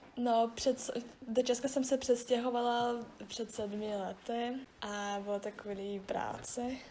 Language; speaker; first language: Czech; early bilingual, other home language; Russian